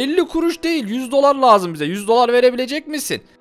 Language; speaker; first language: Turkish; native; Turkish